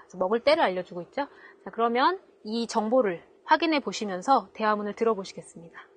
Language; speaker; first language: Korean; native; Korean